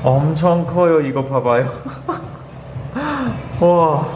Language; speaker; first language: Korean; non-native, fluent; Cantonese